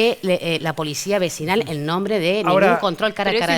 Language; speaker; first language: Spanish; native; Spanish